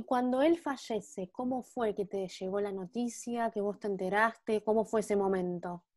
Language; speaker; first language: Spanish; native; Spanish